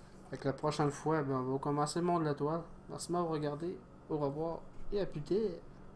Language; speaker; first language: French; native; French